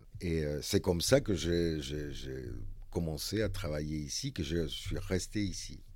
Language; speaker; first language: French; non-native, fluent; Spanish